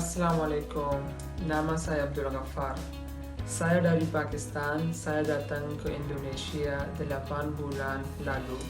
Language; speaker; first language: Indonesian; non-native, learner; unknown